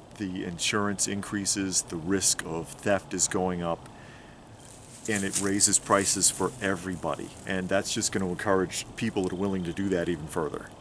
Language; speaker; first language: English; native; English